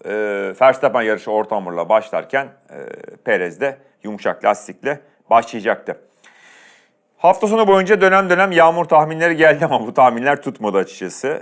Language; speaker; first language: Turkish; native; Turkish